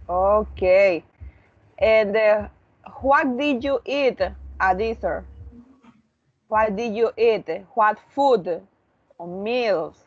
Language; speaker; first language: English; non-native, learner; Spanish